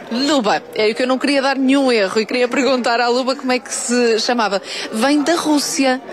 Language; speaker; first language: Portuguese; native; Portuguese